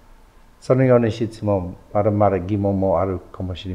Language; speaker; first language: Japanese; non-native, fluent; English